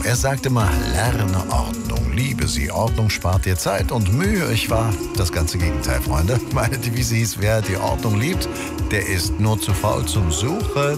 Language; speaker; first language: German; native; German